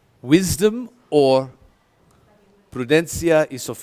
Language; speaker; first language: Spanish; non-native, learner; English